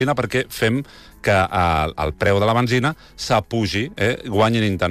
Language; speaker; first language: Catalan; native; Catalan